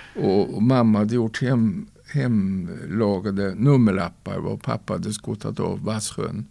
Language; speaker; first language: Swedish; native; Swedish